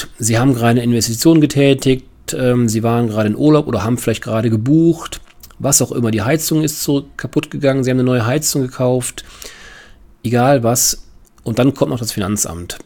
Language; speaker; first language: German; native; German